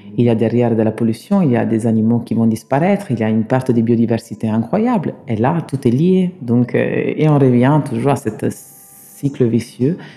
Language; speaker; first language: French; non-native, fluent; Italian